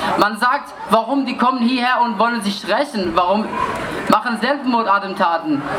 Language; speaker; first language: German; non-native, fluent; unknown